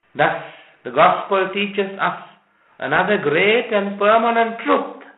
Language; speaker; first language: English; non-native, local second language; Sinhala